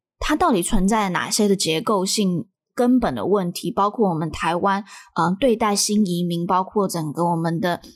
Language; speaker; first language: Chinese; native; Chinese